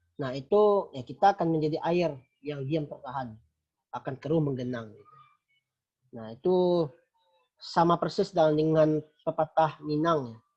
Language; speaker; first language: Indonesian; non-native, local second language; Minangkabau